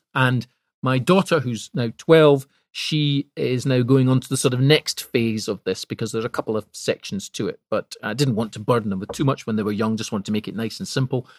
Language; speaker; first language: English; native; English